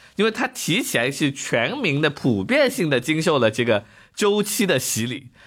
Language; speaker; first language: Chinese; native; Chinese